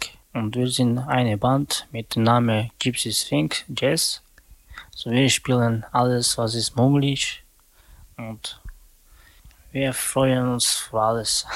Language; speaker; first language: German; non-native, learner; Romany